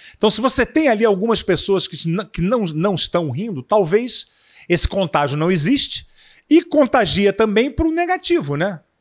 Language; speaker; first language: Portuguese; native; Portuguese